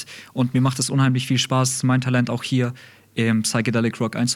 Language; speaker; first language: German; early bilingual, other home language; Russian